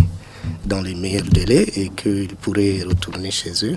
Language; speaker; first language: French; non-native, local second language; Rundi